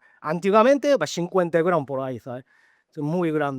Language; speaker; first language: Spanish; non-native, learner; Japanese